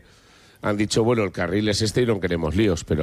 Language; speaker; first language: Spanish; native; Spanish